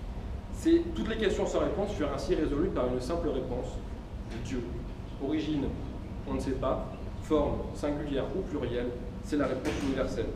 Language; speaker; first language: French; native; French